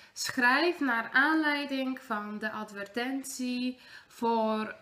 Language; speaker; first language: Dutch; non-native, fluent; Polish